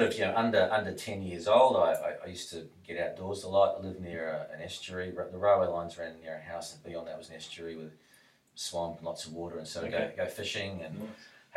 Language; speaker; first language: English; native; English